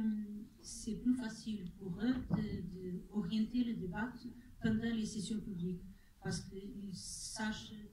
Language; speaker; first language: French; non-native, fluent; Portuguese